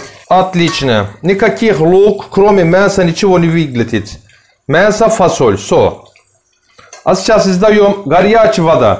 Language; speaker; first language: Russian; non-native, learner; Turkish